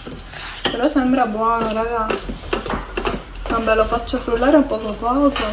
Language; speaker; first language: Italian; native; Italian